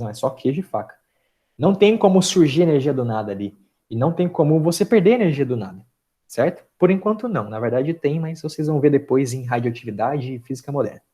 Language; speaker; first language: Portuguese; native; Portuguese